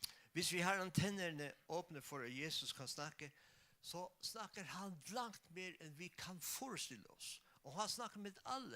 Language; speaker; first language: Danish; non-native, local second language; Faroese